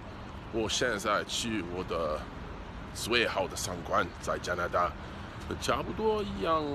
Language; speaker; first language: Chinese; non-native, learner; English